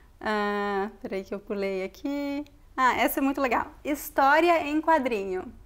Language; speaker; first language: Portuguese; native; Portuguese